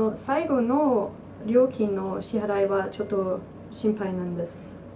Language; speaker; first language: Japanese; non-native, learner; English